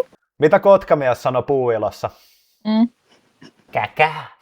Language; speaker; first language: Finnish; native; Finnish